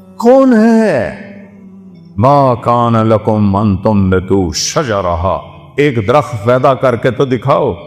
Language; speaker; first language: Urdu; non-native, local second language; Saraiki